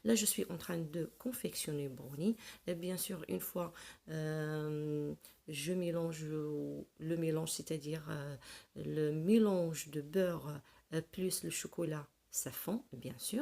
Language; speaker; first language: French; non-native, local second language; Arabic